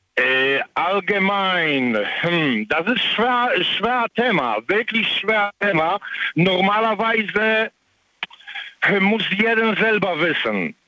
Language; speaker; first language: German; non-native, learner; Polish